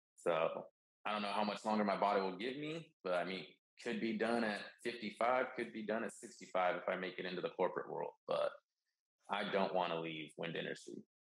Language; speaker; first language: English; native; English